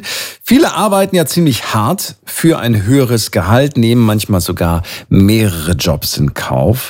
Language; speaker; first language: German; native; German